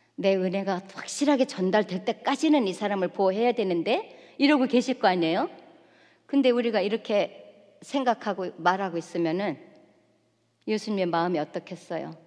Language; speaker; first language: Korean; native; Korean